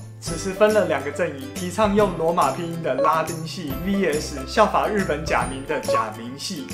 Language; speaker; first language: Chinese; native; Chinese